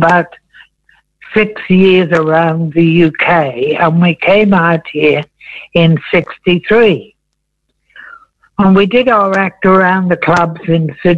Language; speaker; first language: English; native; English